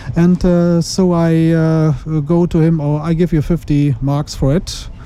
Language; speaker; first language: English; non-native, learner; German